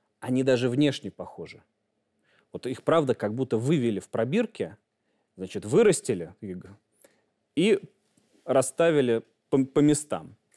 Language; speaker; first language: Russian; native; Russian